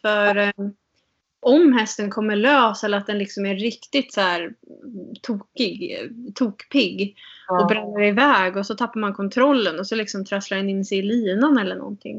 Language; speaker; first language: Swedish; native; Swedish